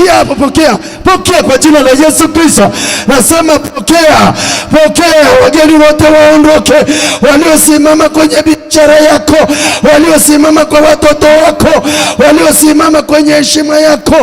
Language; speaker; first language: Swahili; native; Swahili